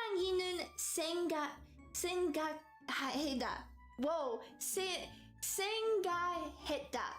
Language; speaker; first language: Korean; non-native, learner; English